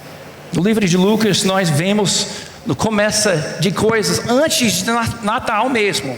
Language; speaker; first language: Portuguese; non-native, fluent; English